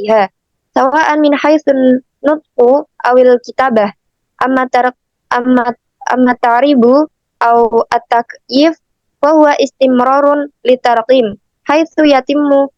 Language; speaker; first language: Arabic; non-native, learner; Indonesian